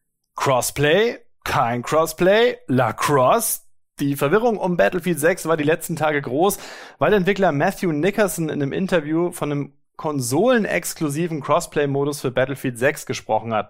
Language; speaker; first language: German; native; German